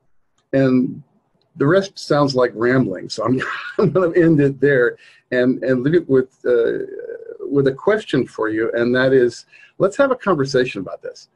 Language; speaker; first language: English; native; English